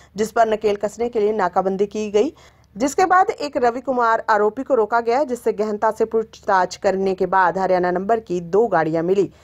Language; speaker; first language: Hindi; non-native, local second language; Punjabi